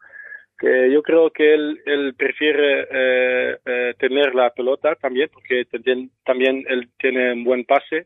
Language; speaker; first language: Spanish; non-native, fluent; Dutch